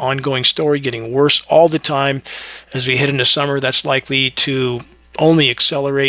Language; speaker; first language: English; native; English